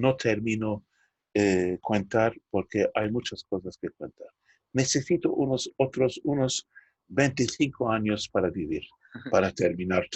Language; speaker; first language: Spanish; non-native, fluent; Turkish